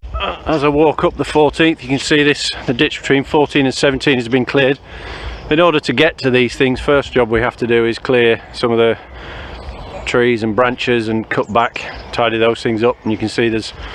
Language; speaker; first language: English; native; English